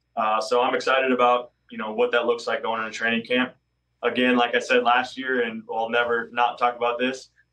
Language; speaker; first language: English; native; English